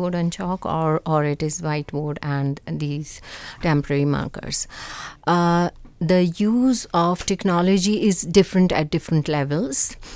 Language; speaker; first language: English; non-native, local second language; Urdu